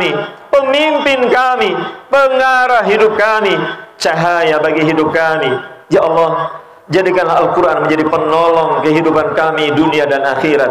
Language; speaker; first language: Indonesian; native; Indonesian